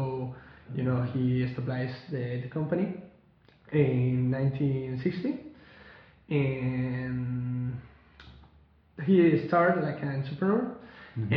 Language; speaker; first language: English; non-native, learner; Spanish